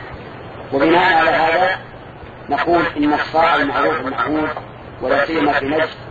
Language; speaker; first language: Arabic; native; Arabic